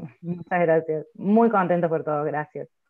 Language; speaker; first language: Spanish; native; Spanish